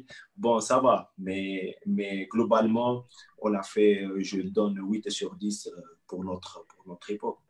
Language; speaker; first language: French; non-native, local second language; Arabic